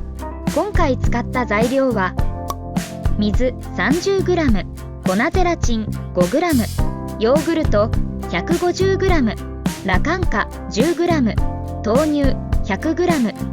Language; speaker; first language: Japanese; native; Japanese